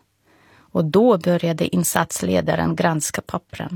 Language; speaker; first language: Swedish; non-native, fluent; Russian